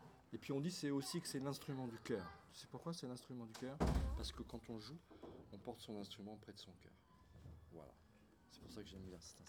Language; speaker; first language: French; native; French